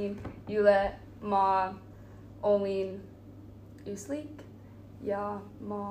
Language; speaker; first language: Estonian; non-native, learner; Finnish